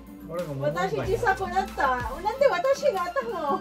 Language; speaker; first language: Japanese; non-native, learner; Filipino